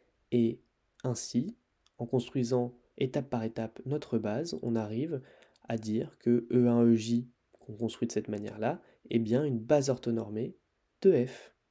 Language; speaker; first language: French; native; French